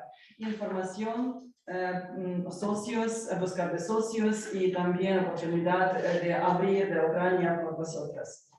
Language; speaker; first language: Spanish; non-native, learner; Ukrainian